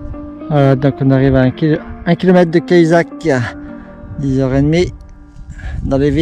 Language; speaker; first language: French; native; French